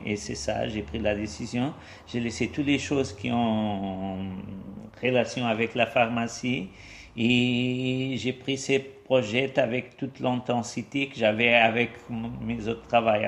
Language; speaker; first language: French; non-native, fluent; Portuguese